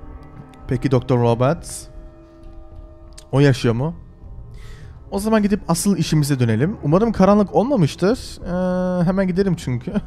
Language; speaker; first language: Turkish; early bilingual, heritage; Turkish